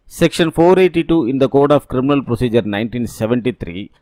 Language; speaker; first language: English; non-native, local second language; Tamil